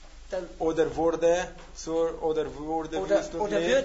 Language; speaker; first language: German; non-native, fluent; Hungarian